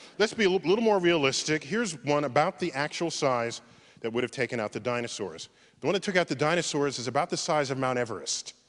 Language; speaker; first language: English; native; English